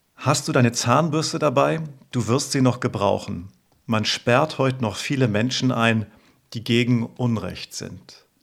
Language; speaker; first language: German; native; German